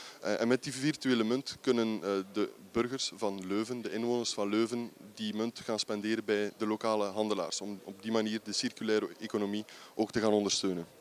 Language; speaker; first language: Dutch; native; Dutch